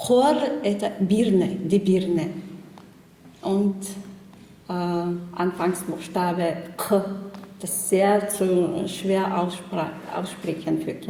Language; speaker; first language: German; non-native, learner; Chechen